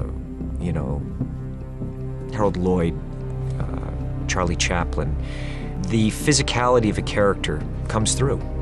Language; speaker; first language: English; native; English